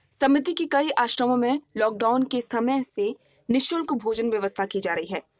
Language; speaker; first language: Hindi; native; Hindi